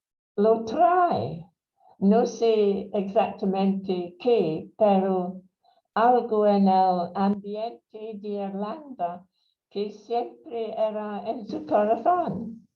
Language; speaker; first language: Spanish; non-native, fluent; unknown